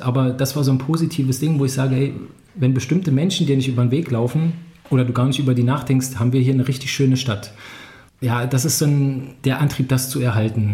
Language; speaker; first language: German; native; German